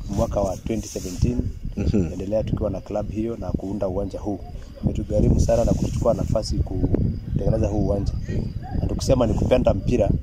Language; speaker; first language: Swahili; non-native, local second language; Masai